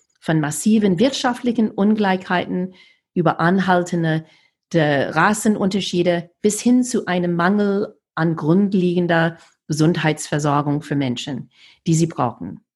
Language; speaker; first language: German; non-native, fluent; English